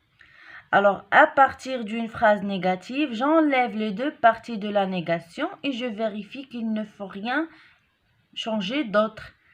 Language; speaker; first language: French; non-native, local second language; Arabic